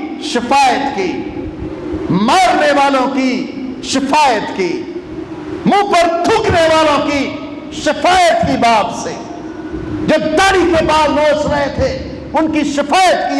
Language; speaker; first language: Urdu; non-native, local second language; Punjabi